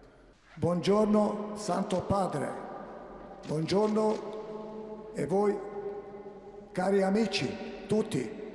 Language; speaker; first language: Italian; non-native, learner; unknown